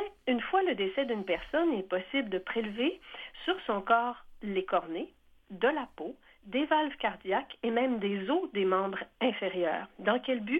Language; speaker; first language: French; native; French